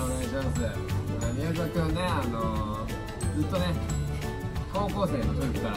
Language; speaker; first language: Japanese; native; Japanese